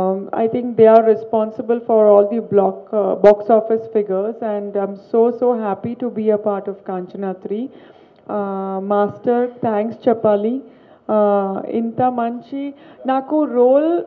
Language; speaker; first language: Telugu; non-native, local second language; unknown